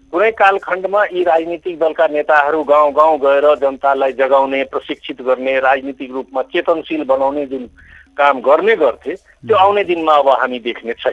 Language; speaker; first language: Nepali; non-native, local second language; Maithili